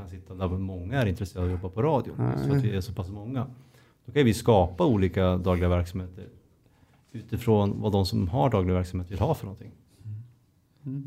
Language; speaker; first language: Swedish; native; Swedish